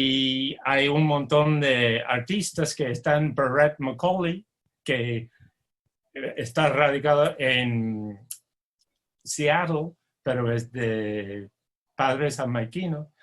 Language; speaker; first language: Spanish; non-native, fluent; English